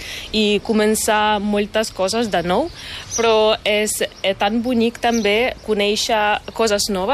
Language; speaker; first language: Catalan; non-native, fluent; Ukrainian